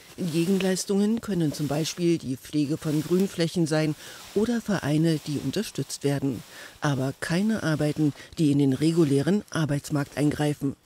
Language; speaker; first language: German; native; German